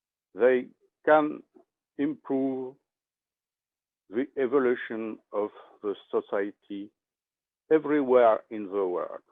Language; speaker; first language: English; non-native, learner; French